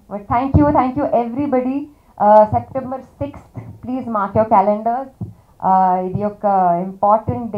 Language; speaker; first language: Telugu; non-native, learner; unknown